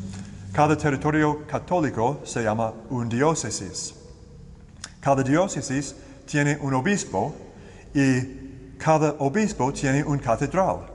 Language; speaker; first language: Spanish; non-native, learner; English